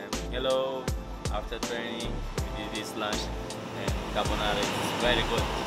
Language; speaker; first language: English; non-native, learner; Portuguese